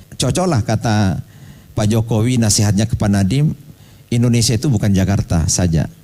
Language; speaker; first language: Indonesian; non-native, local second language; Buginese